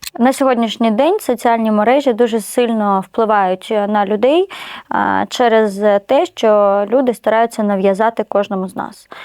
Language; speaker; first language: Ukrainian; non-native, local second language; Russian